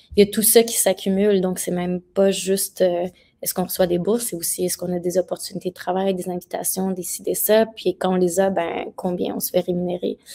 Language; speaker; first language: French; native; French